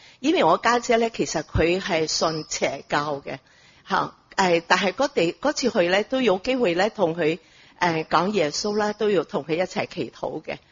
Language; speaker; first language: Cantonese; non-native, fluent; Chinese